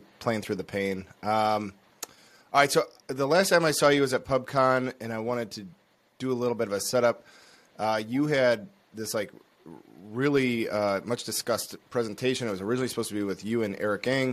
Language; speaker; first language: English; native; English